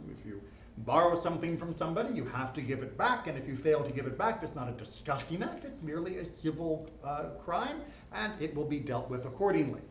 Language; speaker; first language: English; native; English